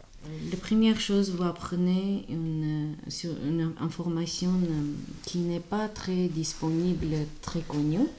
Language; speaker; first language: French; non-native, fluent; Armenian